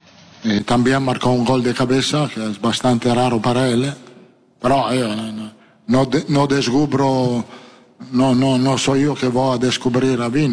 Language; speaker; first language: Portuguese; non-native, learner; Italian